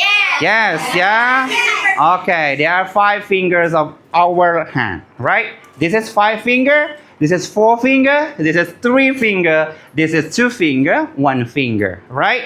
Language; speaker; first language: English; non-native, learner; Indonesian